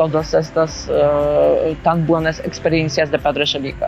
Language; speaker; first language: Spanish; non-native, fluent; Polish